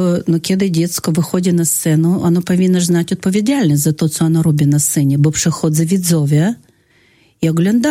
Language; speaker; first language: Polish; non-native, fluent; Russian